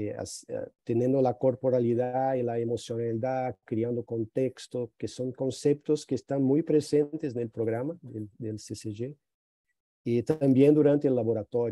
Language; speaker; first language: Spanish; non-native, fluent; Portuguese